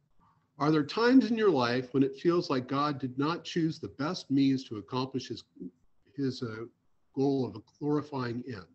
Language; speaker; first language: English; native; English